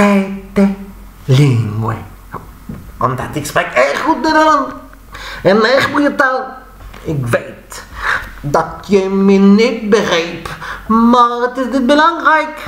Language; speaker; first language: Dutch; non-native, learner; French